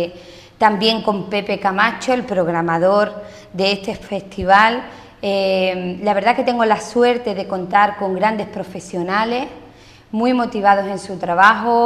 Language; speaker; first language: Spanish; native; Spanish